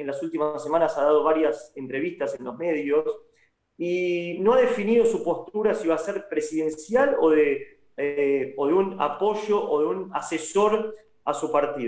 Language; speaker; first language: Spanish; native; Spanish